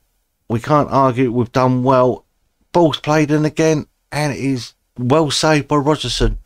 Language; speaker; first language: English; native; English